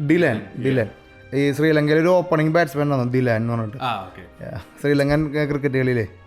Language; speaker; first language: Malayalam; native; Malayalam